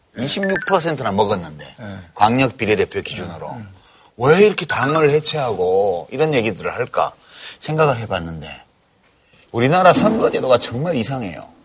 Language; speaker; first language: Korean; native; Korean